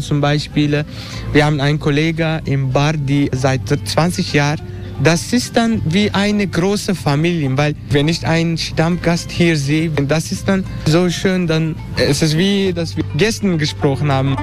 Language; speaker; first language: German; non-native, fluent; Turkish